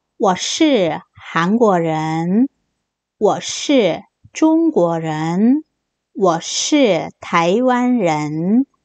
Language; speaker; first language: Chinese; non-native, fluent; Korean